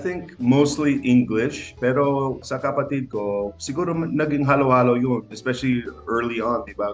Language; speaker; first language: Filipino; non-native, local second language; English